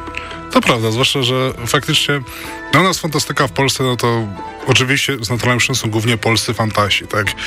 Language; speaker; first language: Polish; native; Polish